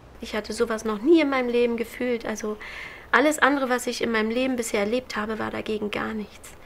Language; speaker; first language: German; native; German